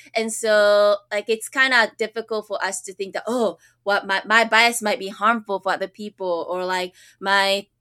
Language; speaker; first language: English; early bilingual, other home language; Japanese